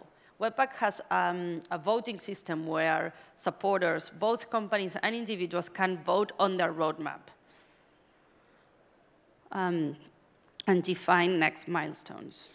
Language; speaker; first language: English; non-native, fluent; Spanish